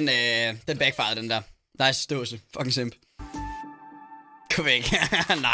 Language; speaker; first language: Danish; native; Danish